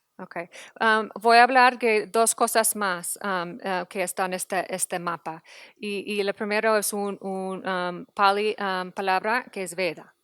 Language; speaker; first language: Spanish; non-native, fluent; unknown